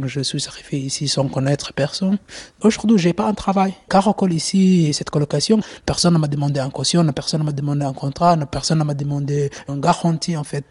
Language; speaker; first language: French; non-native, learner; Somali